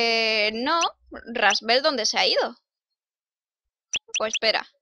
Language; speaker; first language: Spanish; native; Spanish